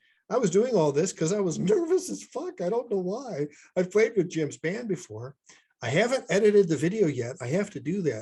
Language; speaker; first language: English; native; English